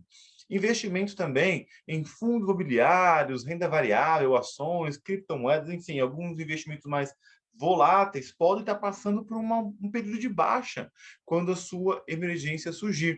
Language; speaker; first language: Portuguese; native; Portuguese